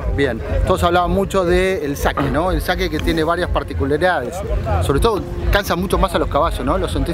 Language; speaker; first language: Spanish; native; Spanish